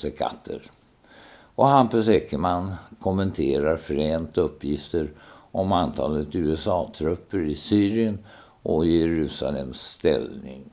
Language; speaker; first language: Swedish; native; Swedish